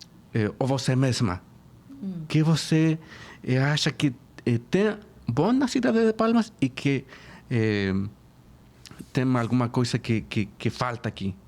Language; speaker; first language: Portuguese; non-native, fluent; Spanish